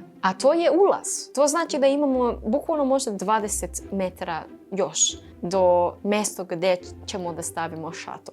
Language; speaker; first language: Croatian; non-native, learner; English